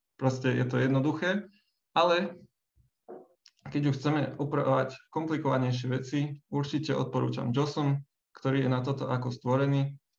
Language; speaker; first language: Slovak; native; Slovak